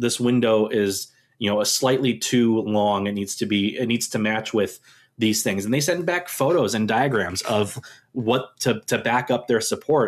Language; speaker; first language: English; native; English